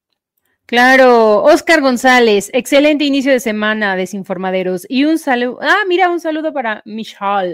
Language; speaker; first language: Spanish; native; Spanish